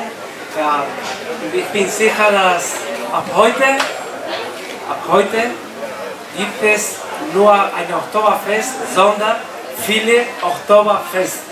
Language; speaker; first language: German; non-native, learner; Spanish